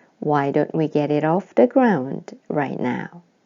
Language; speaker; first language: English; non-native, fluent; Korean